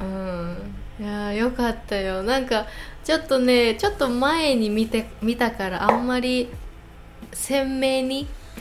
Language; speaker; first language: Japanese; non-native, fluent; English